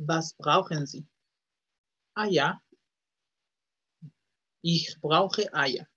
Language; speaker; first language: German; non-native, fluent; Spanish